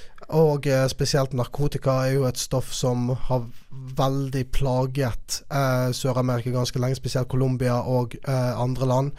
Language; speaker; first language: Norwegian; native; Norwegian